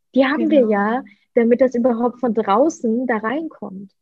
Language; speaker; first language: German; early bilingual, other home language; Russian